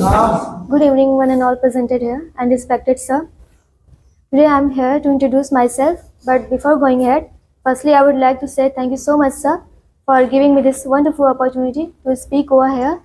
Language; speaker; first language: English; non-native, learner; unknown